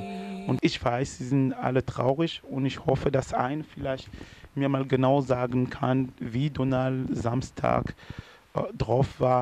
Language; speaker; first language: German; non-native, fluent; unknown